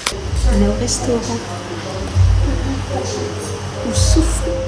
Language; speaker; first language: French; native; French